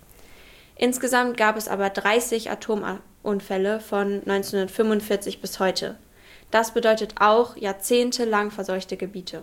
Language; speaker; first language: German; native; German